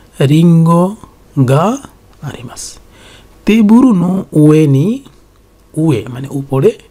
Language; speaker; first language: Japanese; non-native, learner; Bangla